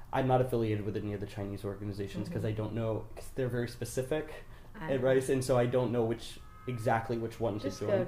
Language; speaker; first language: English; native; English